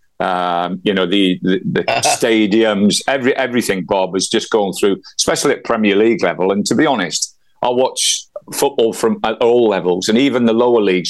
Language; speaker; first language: English; native; English